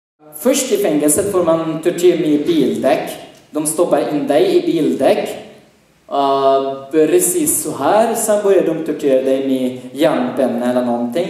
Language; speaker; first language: Swedish; non-native, fluent; Arabic